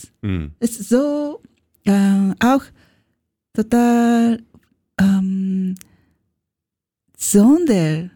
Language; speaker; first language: German; non-native, learner; Japanese